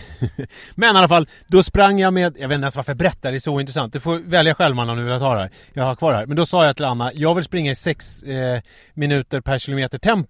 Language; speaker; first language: Swedish; native; Swedish